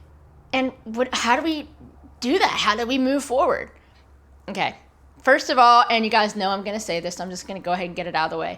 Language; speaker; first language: English; native; English